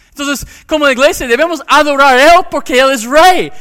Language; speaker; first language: Spanish; non-native, fluent; English